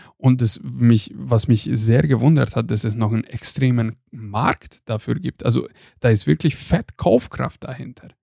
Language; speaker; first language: German; non-native, fluent; Hungarian